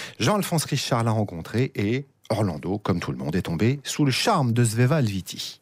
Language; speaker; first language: French; native; French